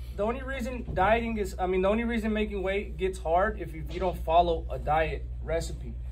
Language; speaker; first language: English; early bilingual, other home language; Spanish